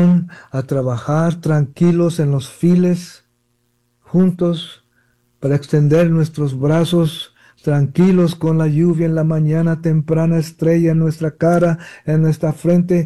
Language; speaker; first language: Spanish; early bilingual, heritage; Spanish